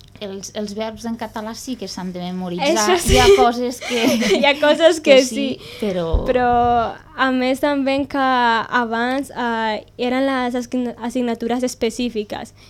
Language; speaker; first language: Catalan; non-native, learner; Spanish